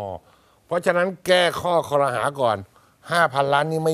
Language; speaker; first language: Thai; native; Thai